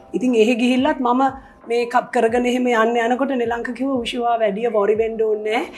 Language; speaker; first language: Sinhala; native; Sinhala